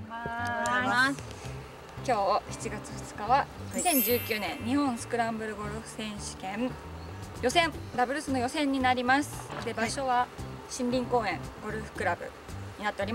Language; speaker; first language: Japanese; native; Japanese